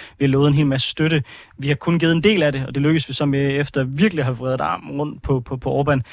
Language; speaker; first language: Danish; native; Danish